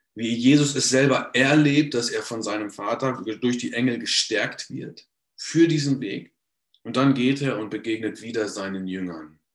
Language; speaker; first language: German; native; German